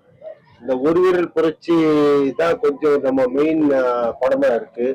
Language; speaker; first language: Tamil; non-native, local second language; Punjabi